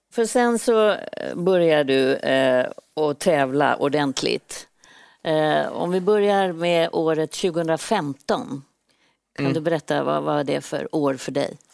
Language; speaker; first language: Swedish; native; Swedish